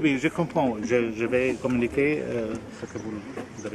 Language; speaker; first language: French; non-native, learner; German